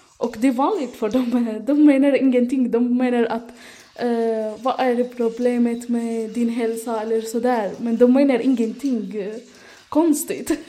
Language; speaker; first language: Swedish; non-native, fluent; Arabic